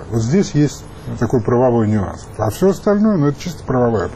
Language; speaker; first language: Russian; native; Russian